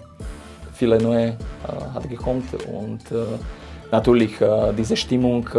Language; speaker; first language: German; non-native, fluent; Slovak